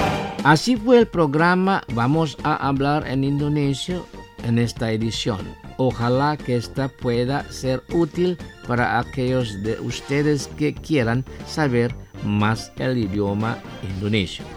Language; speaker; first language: Spanish; non-native, fluent; Indonesian